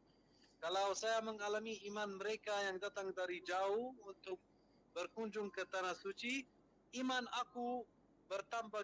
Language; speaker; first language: Indonesian; non-native, fluent; Arabic